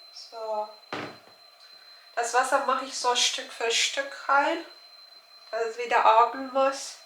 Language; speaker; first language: German; non-native, learner; Turkish